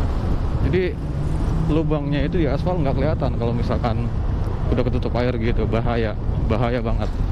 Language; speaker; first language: Indonesian; native; Indonesian